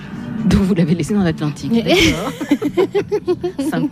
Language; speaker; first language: French; native; French